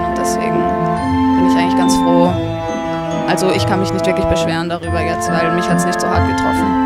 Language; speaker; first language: German; native; German